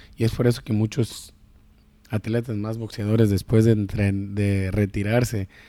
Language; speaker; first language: Spanish; early bilingual, heritage; Spanish